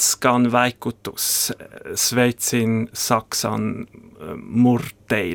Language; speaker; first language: Finnish; non-native, learner; German